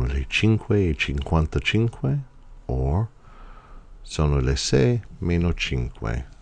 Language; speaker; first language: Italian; non-native, fluent; English